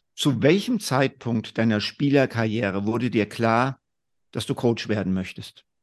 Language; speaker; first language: German; native; German